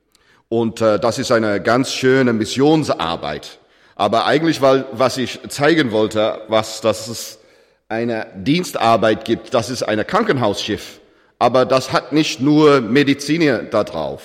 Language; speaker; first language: German; non-native, fluent; English